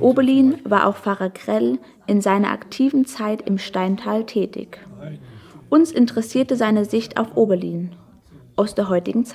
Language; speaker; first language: German; native; German